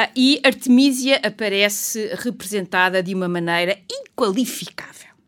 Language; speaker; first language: Portuguese; native; Portuguese